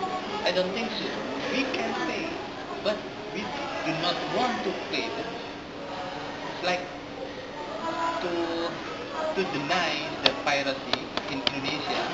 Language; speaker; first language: English; non-native, learner; Indonesian